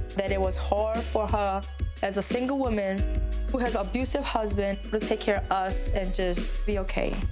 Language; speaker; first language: English; non-native, fluent; Korean